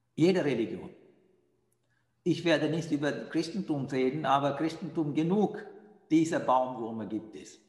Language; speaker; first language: German; non-native, fluent; Sinhala